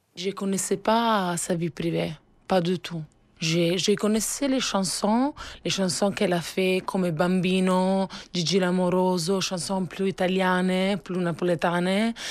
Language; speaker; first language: French; non-native, fluent; Italian